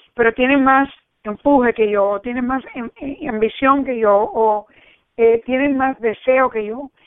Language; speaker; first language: Spanish; early bilingual, heritage; Spanish